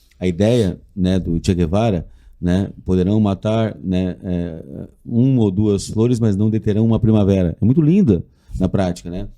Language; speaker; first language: Portuguese; native; Portuguese